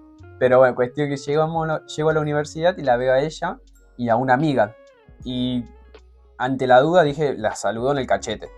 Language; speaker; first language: Spanish; native; Spanish